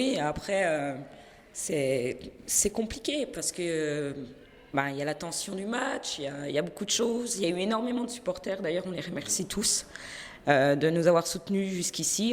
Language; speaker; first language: French; native; French